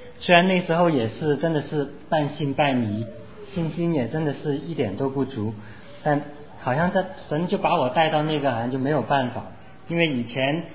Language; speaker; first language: Chinese; non-native, local second language; Cantonese